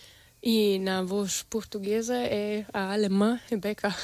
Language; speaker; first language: Portuguese; non-native, fluent; German